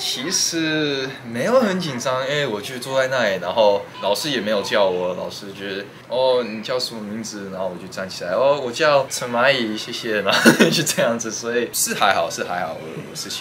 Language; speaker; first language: Chinese; early bilingual, heritage; English